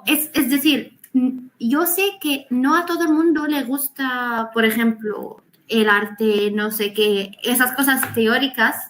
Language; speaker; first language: Spanish; non-native, fluent; Arabic